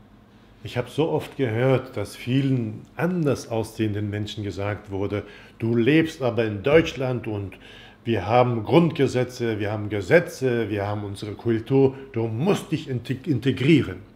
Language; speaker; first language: German; non-native, fluent; Turkish